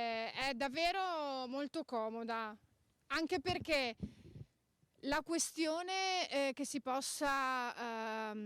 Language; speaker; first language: Italian; native; Italian